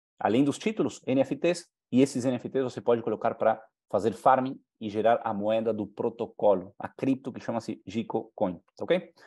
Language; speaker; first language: Portuguese; non-native, fluent; Spanish